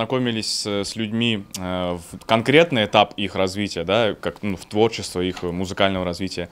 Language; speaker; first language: Russian; native; Russian